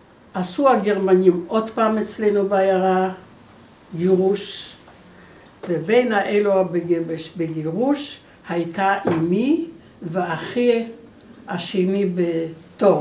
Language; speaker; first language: Hebrew; non-native, fluent; Polish